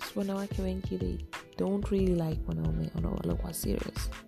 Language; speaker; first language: English; non-native, local second language; Swahili